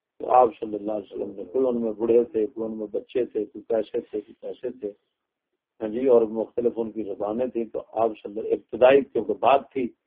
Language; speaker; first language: Urdu; non-native, local second language; Punjabi